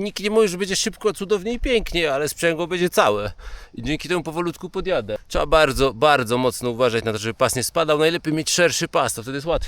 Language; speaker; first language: Polish; native; Polish